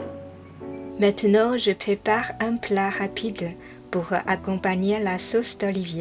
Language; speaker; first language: French; non-native, learner; Chinese